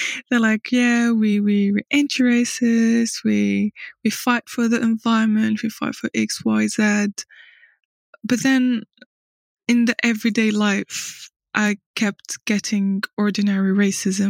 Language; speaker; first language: English; non-native, fluent; French